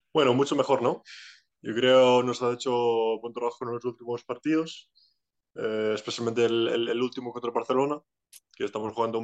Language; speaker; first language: Spanish; non-native, fluent; Icelandic